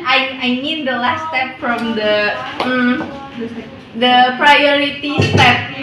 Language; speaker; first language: English; non-native, learner; Indonesian